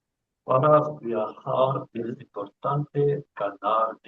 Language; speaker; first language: Spanish; non-native, learner; English